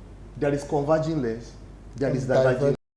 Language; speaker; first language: English; non-native, local second language; Yoruba